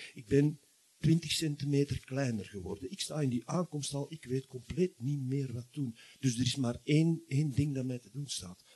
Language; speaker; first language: Dutch; native; Dutch